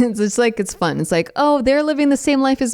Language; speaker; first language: English; native; English